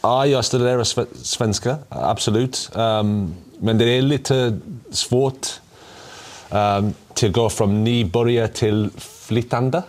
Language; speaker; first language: Swedish; non-native, learner; English